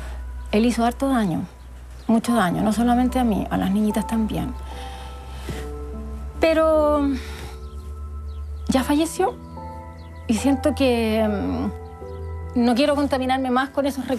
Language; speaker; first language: Spanish; native; Spanish